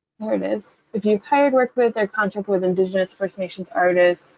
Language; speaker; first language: English; native; English